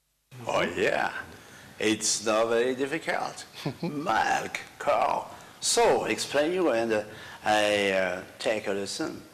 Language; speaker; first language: English; non-native, learner; Malagasy